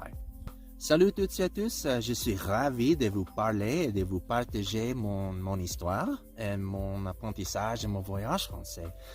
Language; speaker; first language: French; non-native, learner; English